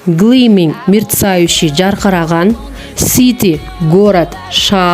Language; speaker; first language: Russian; non-native, local second language; Kyrgyz